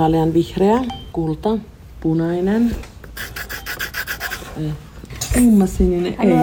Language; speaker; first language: Finnish; early bilingual, heritage; Finnish